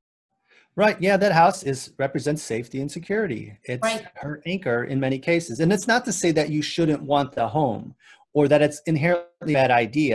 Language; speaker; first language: English; native; English